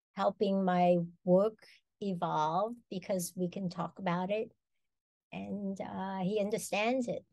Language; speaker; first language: English; native; English